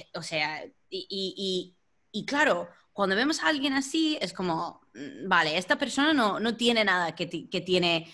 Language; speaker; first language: Spanish; non-native, fluent; English